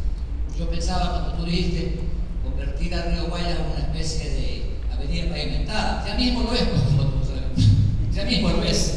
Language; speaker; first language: Spanish; native; Spanish